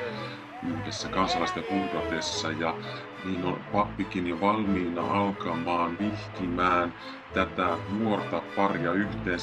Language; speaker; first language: Finnish; native; Finnish